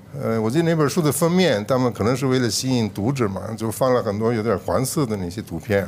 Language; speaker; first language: Chinese; non-native, fluent; Italian